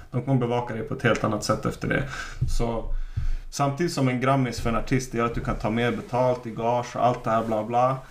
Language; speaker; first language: Swedish; native; Swedish